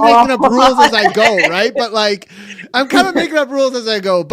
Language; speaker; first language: English; native; English